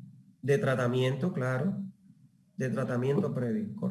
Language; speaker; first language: Spanish; native; Spanish